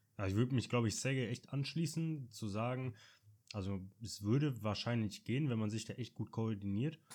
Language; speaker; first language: German; native; German